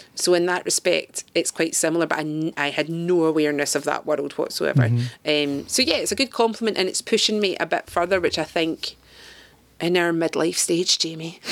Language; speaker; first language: English; native; English